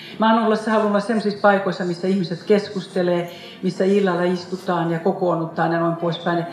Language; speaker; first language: Finnish; native; Finnish